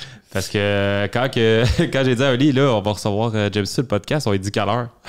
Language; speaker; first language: French; native; French